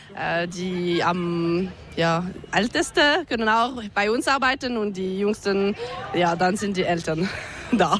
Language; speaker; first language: German; non-native, local second language; French